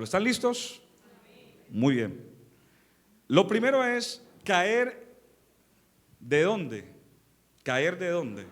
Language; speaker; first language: Spanish; native; Spanish